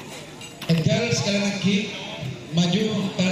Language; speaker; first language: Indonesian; non-native, local second language; Madurese